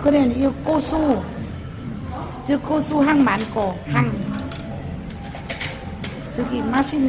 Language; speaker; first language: Korean; non-native, learner; Vietnamese